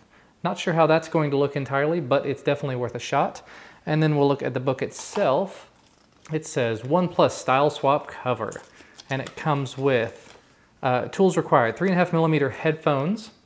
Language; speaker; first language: English; native; English